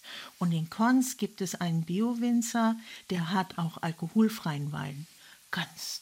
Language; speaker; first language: German; native; German